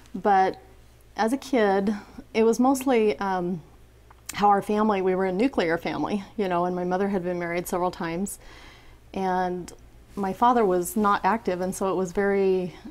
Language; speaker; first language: English; native; English